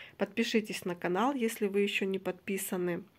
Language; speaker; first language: Russian; native; Russian